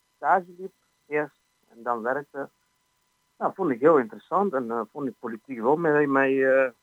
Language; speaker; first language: Dutch; non-native, fluent; Arabic